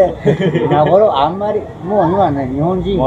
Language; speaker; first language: Japanese; native; Japanese